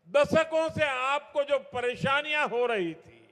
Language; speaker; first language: Hindi; non-native, local second language; Gujarati